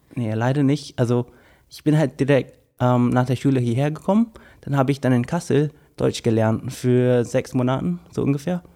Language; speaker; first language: German; non-native, fluent; English